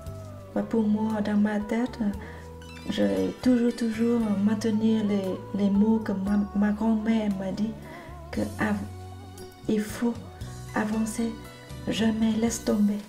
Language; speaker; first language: French; non-native, learner; Vietnamese